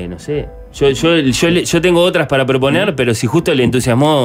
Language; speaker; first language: Spanish; native; Spanish